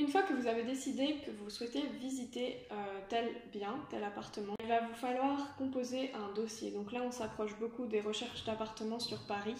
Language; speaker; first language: French; native; French